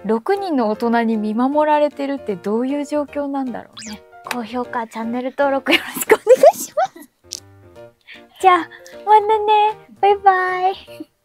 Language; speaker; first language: Japanese; native; Japanese